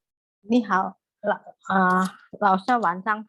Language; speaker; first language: Chinese; non-native, learner; Indonesian